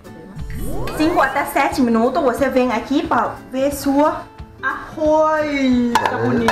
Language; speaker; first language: Portuguese; non-native, learner; Thai